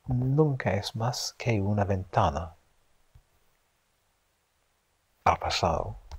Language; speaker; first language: Spanish; non-native, fluent; English